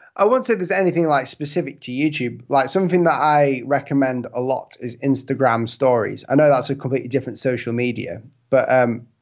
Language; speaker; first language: English; native; English